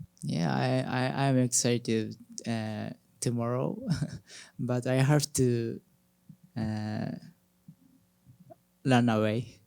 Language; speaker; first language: English; non-native, learner; Japanese